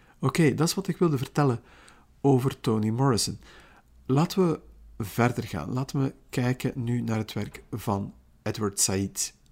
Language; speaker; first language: Dutch; native; Dutch